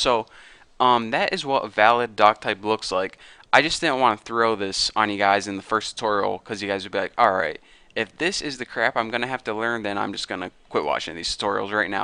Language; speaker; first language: English; native; English